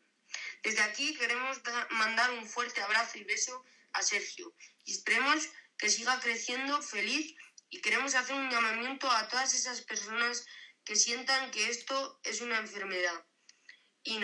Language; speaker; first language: Spanish; native; Spanish